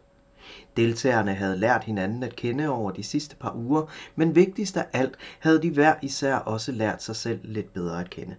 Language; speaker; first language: Danish; native; Danish